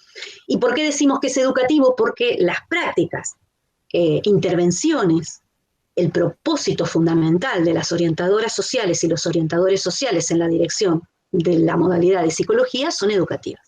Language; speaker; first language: Spanish; native; Spanish